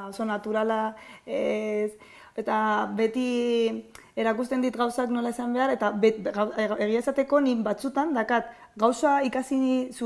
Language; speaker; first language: Basque; non-native, local second language; Spanish